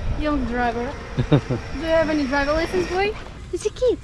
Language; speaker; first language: English; non-native, learner; Russian